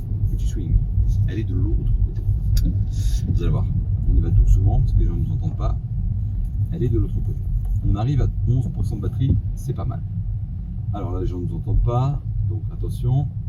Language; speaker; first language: French; native; French